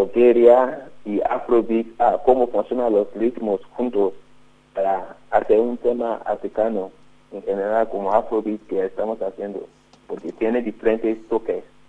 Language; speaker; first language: Spanish; non-native, learner; Yoruba